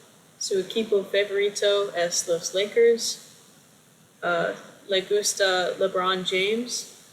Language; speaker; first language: Spanish; non-native, learner; English